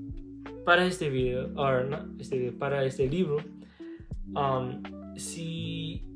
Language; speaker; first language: Spanish; non-native, learner; English